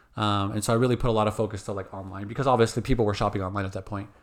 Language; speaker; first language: English; native; English